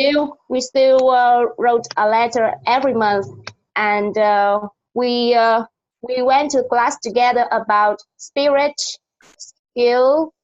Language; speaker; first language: English; non-native, learner; Vietnamese